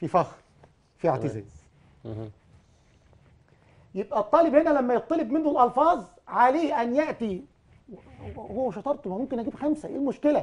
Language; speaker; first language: Arabic; native; Arabic